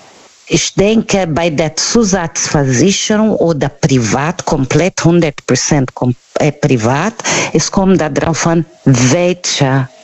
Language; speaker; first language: German; non-native, learner; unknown